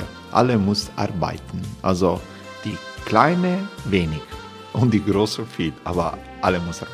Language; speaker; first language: German; non-native, learner; Croatian